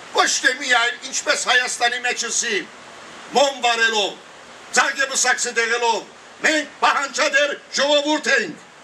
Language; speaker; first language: Armenian; early bilingual, heritage; Armenian